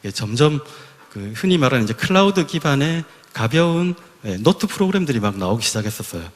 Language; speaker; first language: Korean; native; Korean